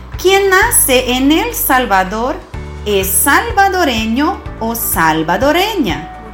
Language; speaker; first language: Spanish; non-native, fluent; Portuguese